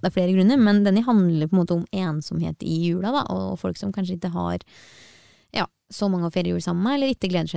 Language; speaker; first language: Norwegian; native; Norwegian